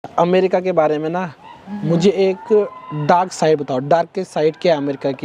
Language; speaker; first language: Hindi; native; Hindi